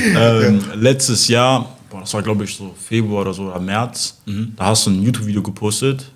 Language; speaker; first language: German; early bilingual, other home language; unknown